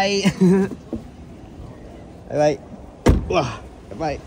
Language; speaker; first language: English; non-native, learner; Cantonese